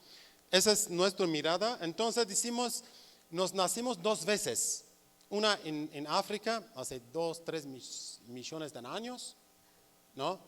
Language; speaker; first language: Spanish; non-native, learner; Kurdish